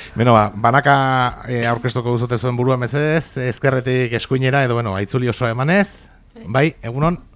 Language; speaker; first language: Basque; native; Basque